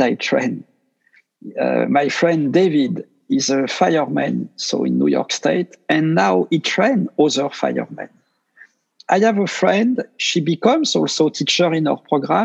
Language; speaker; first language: English; non-native, fluent; French